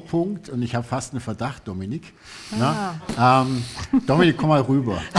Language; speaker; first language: German; native; German